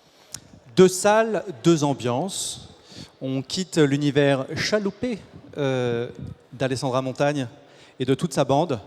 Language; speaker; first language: French; native; French